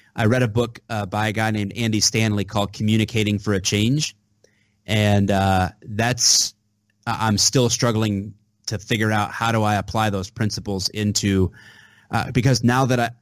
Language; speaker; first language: English; native; English